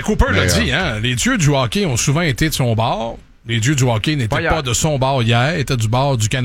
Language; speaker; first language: French; native; French